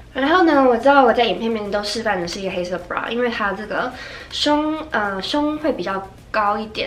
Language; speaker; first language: Chinese; native; Chinese